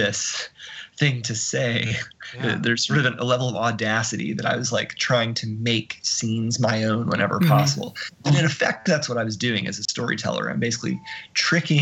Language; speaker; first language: English; native; English